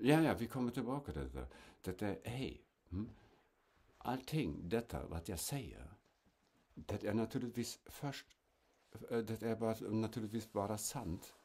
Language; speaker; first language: Swedish; non-native, fluent; German